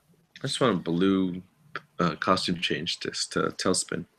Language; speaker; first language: English; native; English